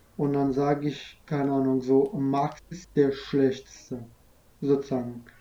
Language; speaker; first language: German; non-native, fluent; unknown